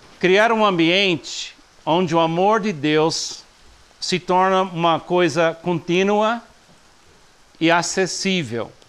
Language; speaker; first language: Portuguese; non-native, fluent; English